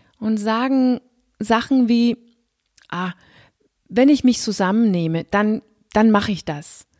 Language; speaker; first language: German; non-native, fluent; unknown